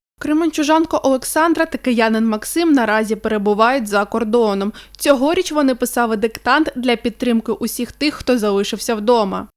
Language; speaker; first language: Ukrainian; native; Ukrainian